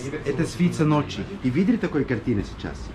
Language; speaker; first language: Russian; non-native, learner; Arabic